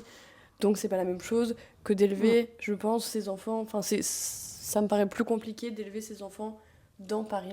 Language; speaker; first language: French; native; French